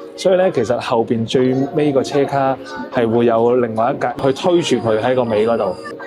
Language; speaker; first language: Cantonese; native; Cantonese